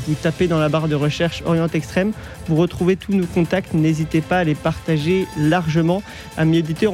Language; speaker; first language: French; native; French